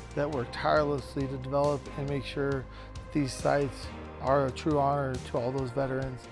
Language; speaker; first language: English; native; English